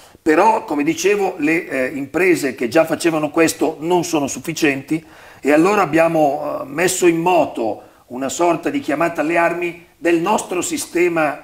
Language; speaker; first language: Italian; native; Italian